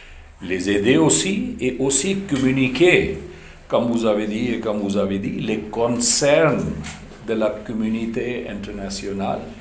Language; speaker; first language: French; non-native, fluent; Urdu